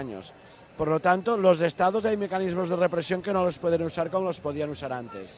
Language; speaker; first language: Spanish; non-native, local second language; Catalan